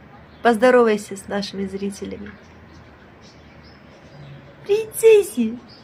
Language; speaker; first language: Russian; native; Russian